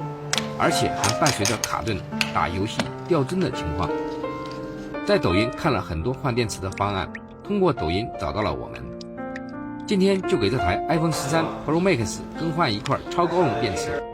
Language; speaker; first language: Chinese; native; Chinese